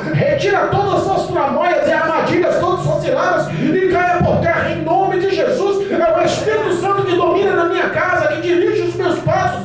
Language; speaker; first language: Portuguese; native; Portuguese